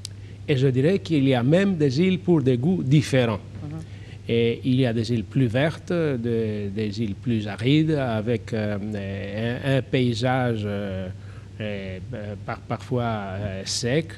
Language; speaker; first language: French; non-native, fluent; Greek